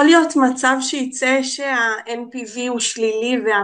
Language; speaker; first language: Hebrew; native; Hebrew